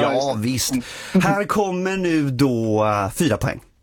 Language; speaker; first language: Swedish; native; Swedish